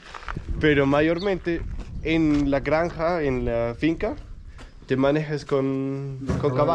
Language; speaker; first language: Spanish; non-native, fluent; Danish